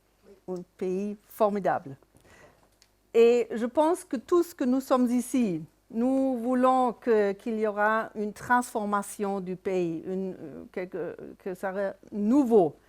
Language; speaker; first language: French; non-native, fluent; German